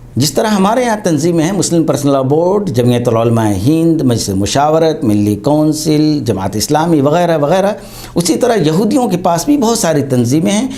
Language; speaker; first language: Urdu; native; Urdu